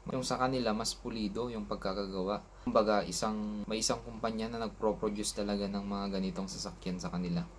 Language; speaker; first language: Filipino; non-native, local second language; Iloko